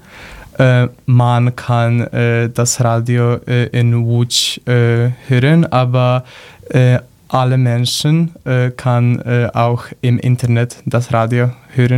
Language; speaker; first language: German; non-native, learner; Polish